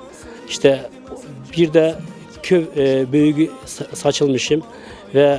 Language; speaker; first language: Turkish; early bilingual, heritage; Turkish